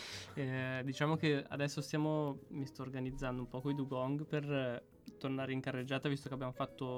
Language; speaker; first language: Italian; native; Italian